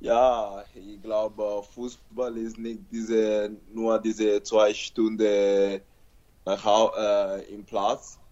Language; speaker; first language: German; non-native, learner; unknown